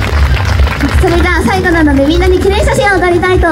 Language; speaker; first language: Japanese; native; Japanese